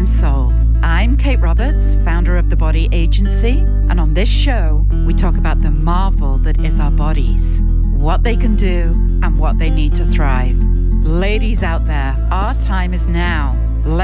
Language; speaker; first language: English; native; English